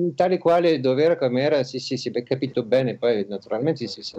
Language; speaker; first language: Italian; non-native, fluent; French